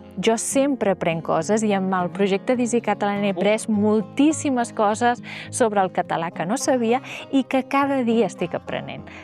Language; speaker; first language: Catalan; native; Catalan